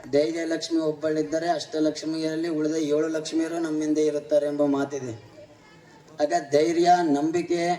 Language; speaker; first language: Kannada; non-native, fluent; Telugu